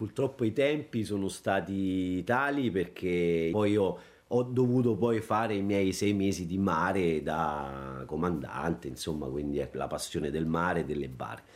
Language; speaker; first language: Italian; native; Italian